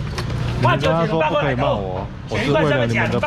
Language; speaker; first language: Chinese; native; Chinese